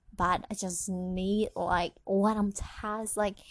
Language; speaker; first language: English; non-native, learner; Indonesian